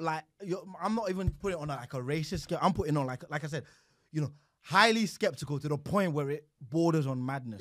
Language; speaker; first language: English; non-native, local second language; Yoruba